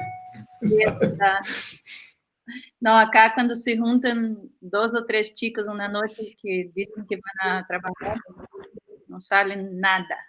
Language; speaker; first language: Spanish; non-native, fluent; Portuguese